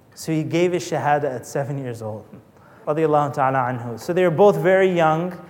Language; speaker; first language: English; native; English